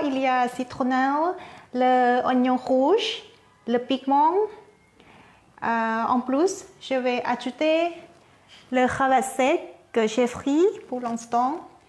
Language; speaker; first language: French; non-native, learner; Thai